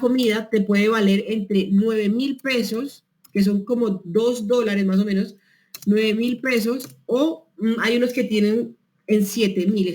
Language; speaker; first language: Spanish; native; Spanish